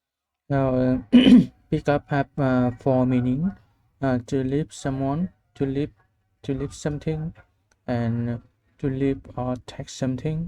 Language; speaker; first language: English; non-native, learner; Vietnamese